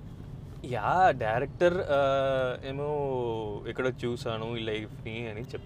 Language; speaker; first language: Telugu; non-native, learner; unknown